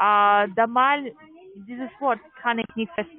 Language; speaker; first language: German; non-native, learner; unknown